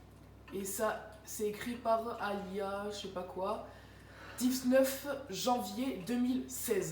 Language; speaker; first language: French; native; French